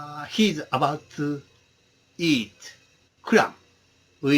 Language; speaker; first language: English; non-native, learner; Japanese